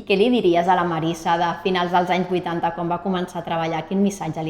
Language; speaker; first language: Catalan; native; Catalan